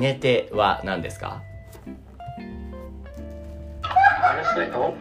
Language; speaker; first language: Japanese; non-native, learner; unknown